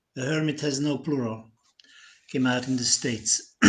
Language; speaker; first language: English; non-native, fluent; Hungarian